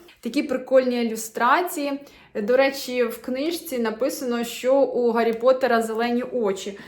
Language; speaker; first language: Ukrainian; native; Ukrainian